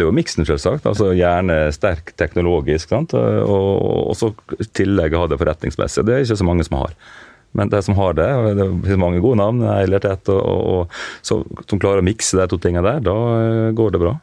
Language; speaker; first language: Norwegian; native; Norwegian